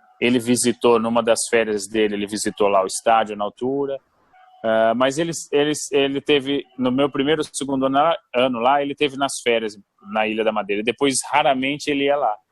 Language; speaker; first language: Portuguese; native; Portuguese